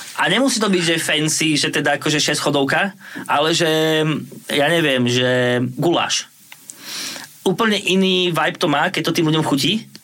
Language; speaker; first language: Slovak; native; Slovak